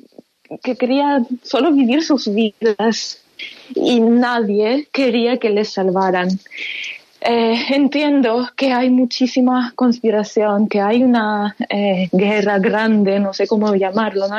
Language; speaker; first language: Spanish; non-native, fluent; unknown